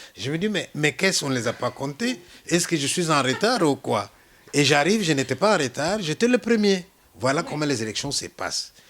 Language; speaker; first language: French; non-native, local second language; Luba-Lulua